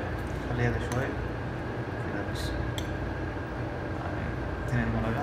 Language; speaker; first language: Arabic; non-native, learner; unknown